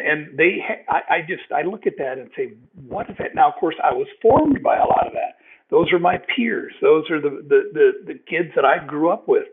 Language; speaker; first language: English; native; English